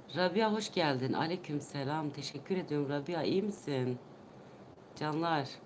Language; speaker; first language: Turkish; non-native, local second language; Kurdish